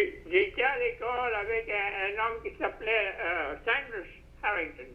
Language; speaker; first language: French; native; French